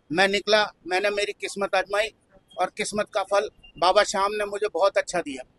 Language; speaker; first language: Hindi; native; Hindi